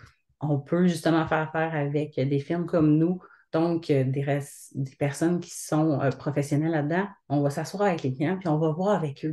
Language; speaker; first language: French; native; French